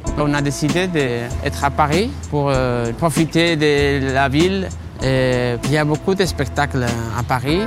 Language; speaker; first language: French; non-native, learner; Spanish